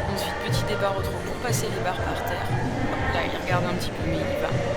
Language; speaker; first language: French; native; French